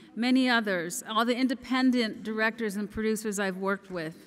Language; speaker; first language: English; early bilingual, other home language; Spanish